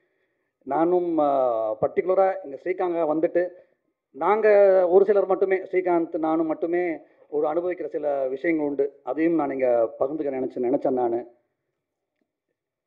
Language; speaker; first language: Tamil; native; Tamil